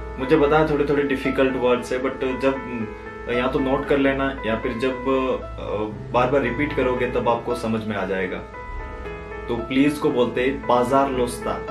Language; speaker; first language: Hindi; native; Hindi